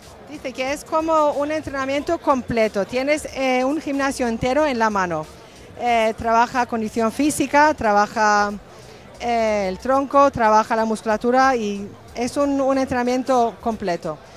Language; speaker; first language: Spanish; native; Spanish